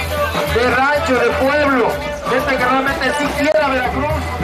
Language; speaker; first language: Spanish; native; Spanish